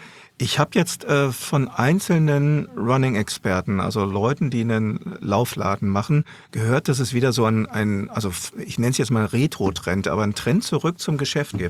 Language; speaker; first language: German; native; German